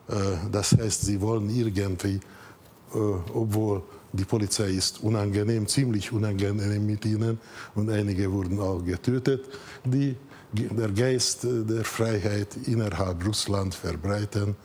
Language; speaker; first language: German; non-native, fluent; Hungarian